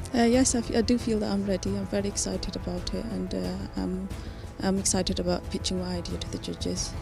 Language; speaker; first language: English; native; English